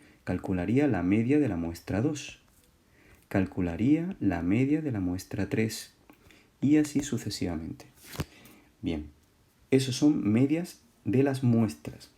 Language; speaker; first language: Spanish; native; Spanish